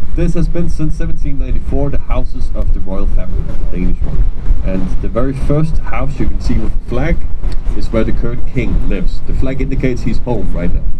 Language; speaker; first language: English; non-native, fluent; Danish